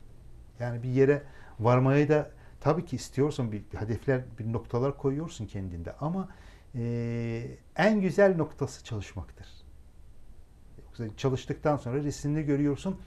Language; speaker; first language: Turkish; non-native, local second language; Azerbaijani